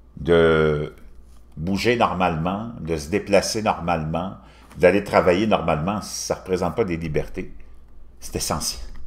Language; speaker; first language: French; native; French